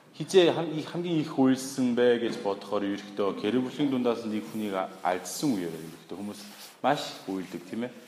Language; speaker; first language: Mongolian; non-native, fluent; Korean